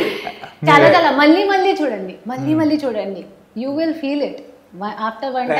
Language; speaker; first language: Telugu; non-native, learner; Hindi